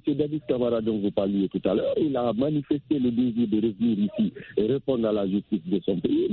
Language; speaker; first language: French; non-native, local second language; Fula